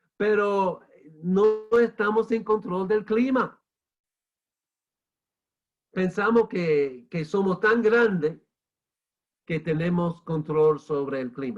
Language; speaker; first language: Spanish; non-native, fluent; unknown